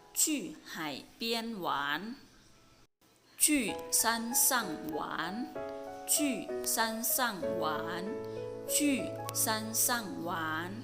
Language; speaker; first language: Chinese; non-native, fluent; Thai